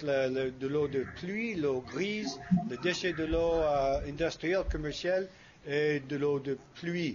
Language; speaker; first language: French; non-native, fluent; English